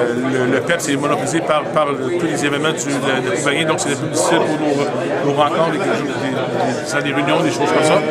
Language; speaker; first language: French; native; French